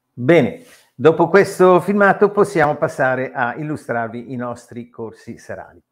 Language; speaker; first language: Italian; native; Italian